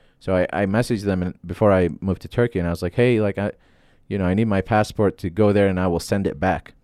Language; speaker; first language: English; non-native, fluent; Arabic